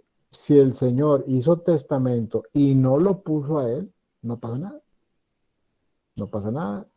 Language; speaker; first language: Spanish; native; Spanish